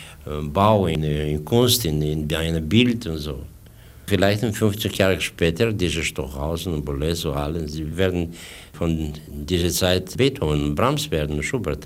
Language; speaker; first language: German; non-native, fluent; Russian